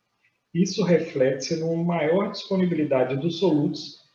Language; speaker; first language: Portuguese; native; Portuguese